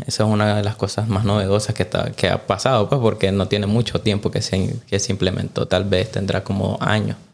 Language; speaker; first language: Spanish; native; Spanish